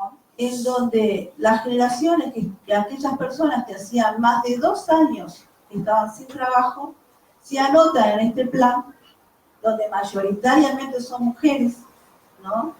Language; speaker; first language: Spanish; native; Spanish